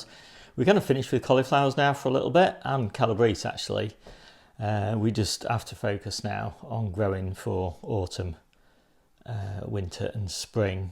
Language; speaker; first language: English; native; English